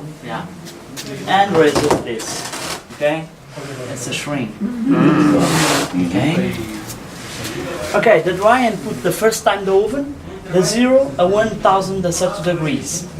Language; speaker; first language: English; non-native, learner; Portuguese